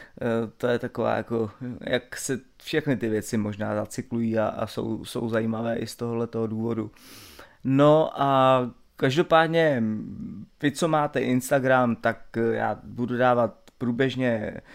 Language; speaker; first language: Czech; native; Czech